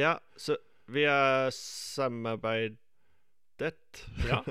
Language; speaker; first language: Norwegian; non-native, fluent; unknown